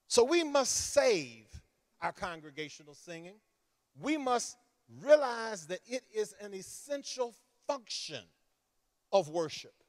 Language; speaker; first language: English; native; English